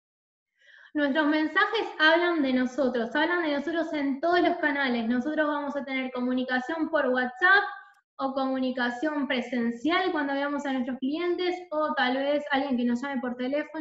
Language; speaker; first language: Spanish; native; Spanish